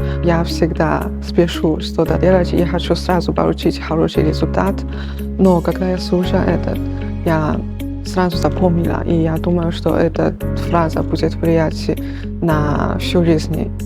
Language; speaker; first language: Russian; non-native, fluent; Chinese